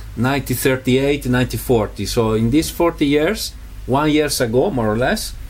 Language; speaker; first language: English; non-native, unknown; Italian